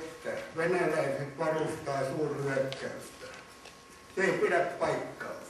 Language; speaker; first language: Finnish; native; Finnish